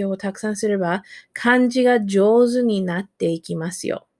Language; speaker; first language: Japanese; non-native, fluent; English